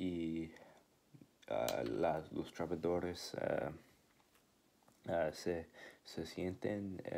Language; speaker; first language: Spanish; non-native, learner; English